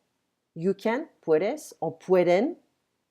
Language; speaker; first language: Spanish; non-native, fluent; French